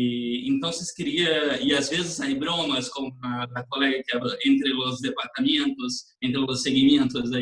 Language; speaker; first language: Spanish; non-native, learner; Portuguese